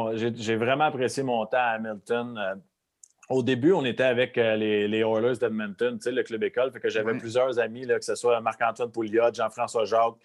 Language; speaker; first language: French; native; French